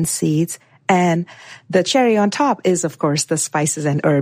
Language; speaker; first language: English; non-native, local second language; Gujarati